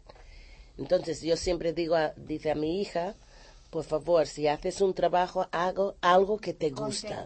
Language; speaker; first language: Spanish; non-native, fluent; English